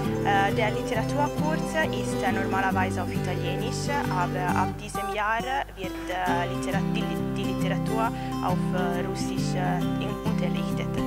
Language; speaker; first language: German; non-native, learner; Italian